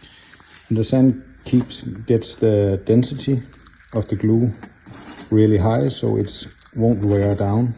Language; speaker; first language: English; non-native, fluent; Danish